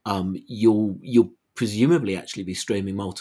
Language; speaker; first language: English; native; English